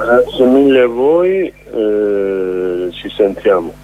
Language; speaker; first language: Italian; non-native, learner; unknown